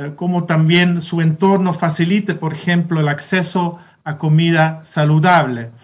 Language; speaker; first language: Spanish; non-native, fluent; Dutch